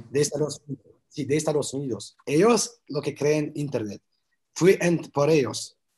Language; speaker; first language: Spanish; non-native, learner; French